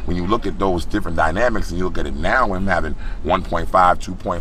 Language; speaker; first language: English; native; English